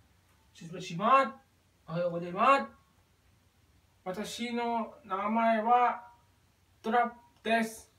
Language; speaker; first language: Japanese; non-native, fluent; Indonesian